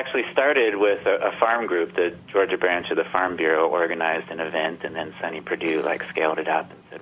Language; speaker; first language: English; native; English